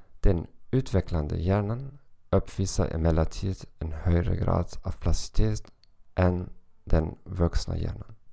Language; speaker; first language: Swedish; non-native, learner; German